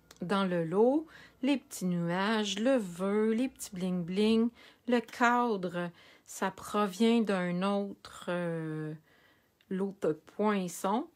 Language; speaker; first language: French; native; French